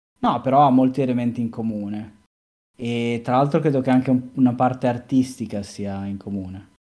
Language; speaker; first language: Italian; native; Italian